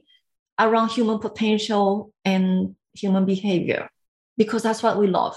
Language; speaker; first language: English; non-native, fluent; Portuguese